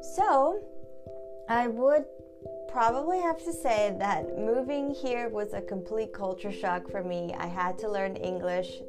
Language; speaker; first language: English; early bilingual, other home language; German